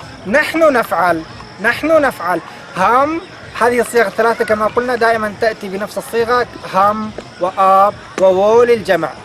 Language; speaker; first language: Arabic; native; Arabic